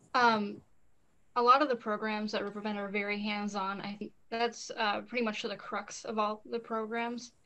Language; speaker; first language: English; native; English